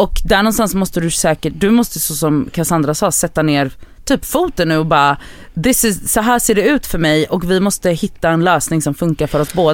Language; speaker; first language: Swedish; native; Swedish